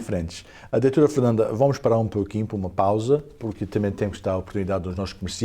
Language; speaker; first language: Portuguese; early bilingual, heritage; Portuguese